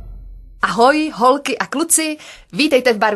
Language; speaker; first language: Czech; native; Czech